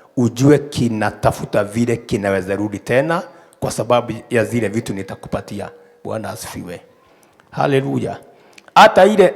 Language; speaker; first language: Swahili; non-native, local second language; Kikuyu